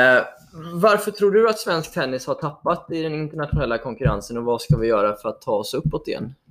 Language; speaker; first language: Swedish; native; Swedish